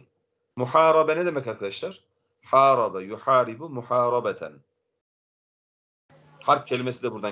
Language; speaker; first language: Turkish; native; Turkish